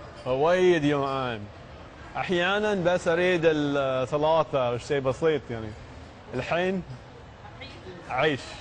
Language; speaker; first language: Arabic; non-native, learner; English